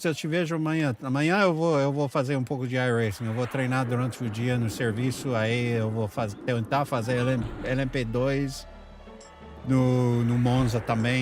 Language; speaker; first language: Portuguese; non-native, fluent; English